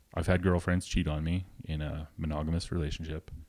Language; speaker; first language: English; native; English